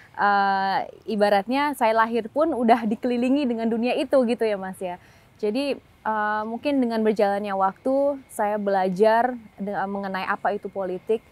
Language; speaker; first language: Indonesian; native; Indonesian